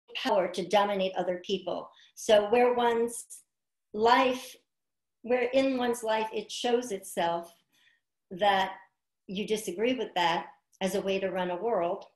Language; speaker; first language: English; native; English